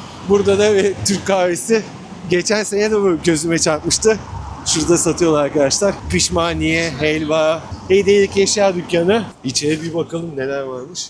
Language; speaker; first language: Turkish; native; Turkish